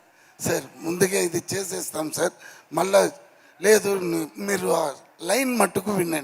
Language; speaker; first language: Telugu; non-native, fluent; Tamil